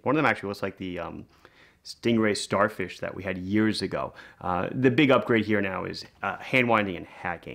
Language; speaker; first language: English; native; English